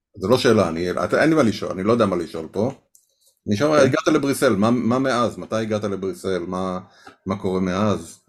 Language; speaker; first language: Hebrew; native; Hebrew